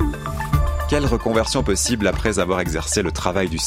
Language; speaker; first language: French; native; French